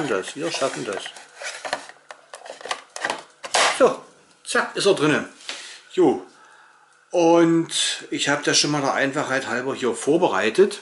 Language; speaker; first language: German; native; German